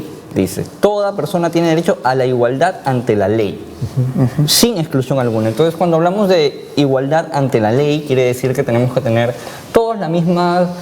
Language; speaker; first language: Spanish; native; Spanish